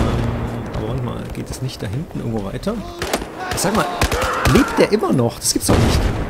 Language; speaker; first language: German; native; German